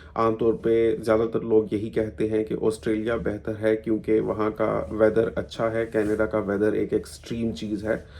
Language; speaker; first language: Urdu; native; Urdu